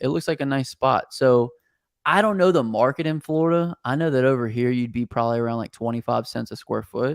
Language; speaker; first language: English; native; English